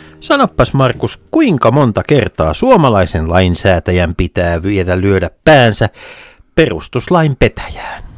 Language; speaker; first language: Finnish; native; Finnish